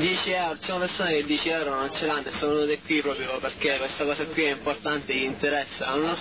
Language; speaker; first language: Italian; native; Italian